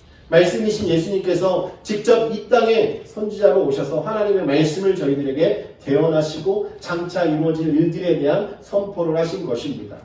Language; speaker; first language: Korean; native; Korean